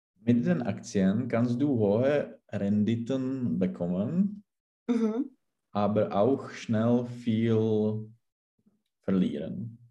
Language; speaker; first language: German; non-native, learner; Czech